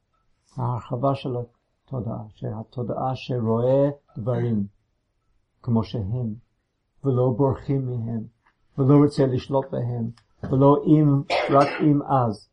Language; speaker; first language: Hebrew; non-native, fluent; English